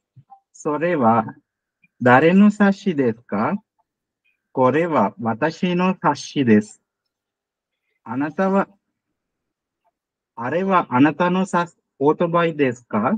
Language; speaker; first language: Japanese; non-native, learner; Sinhala